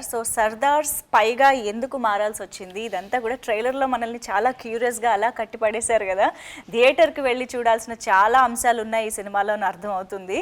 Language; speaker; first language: Telugu; native; Telugu